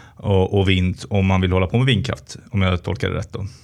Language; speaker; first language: Swedish; native; Swedish